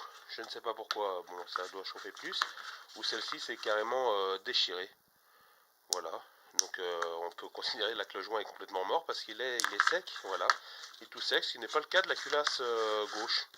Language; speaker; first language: French; native; French